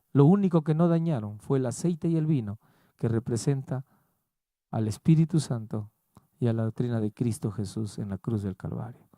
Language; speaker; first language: Spanish; native; Spanish